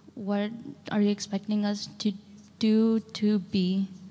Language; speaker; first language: English; native; English